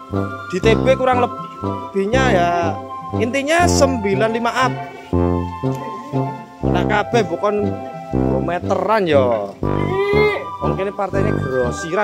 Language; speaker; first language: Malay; non-native, local second language; Javanese